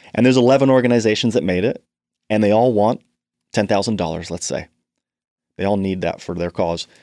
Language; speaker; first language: English; native; English